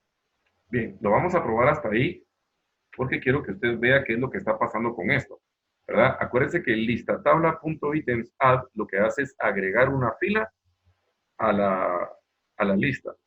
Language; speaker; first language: Spanish; native; Spanish